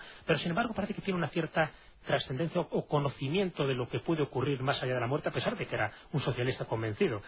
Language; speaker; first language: Spanish; native; Spanish